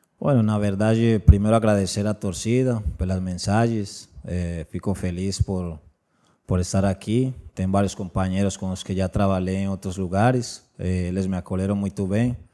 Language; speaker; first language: Portuguese; non-native, learner; Spanish